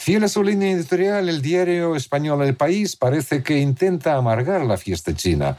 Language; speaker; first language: Spanish; native; Spanish